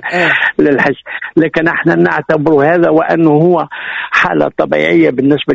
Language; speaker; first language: Arabic; native; Arabic